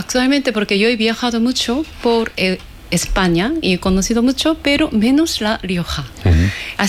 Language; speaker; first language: Spanish; non-native, fluent; Korean